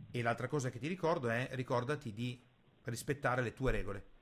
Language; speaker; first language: Italian; native; Italian